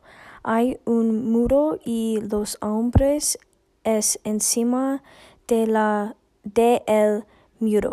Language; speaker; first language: Spanish; non-native, learner; English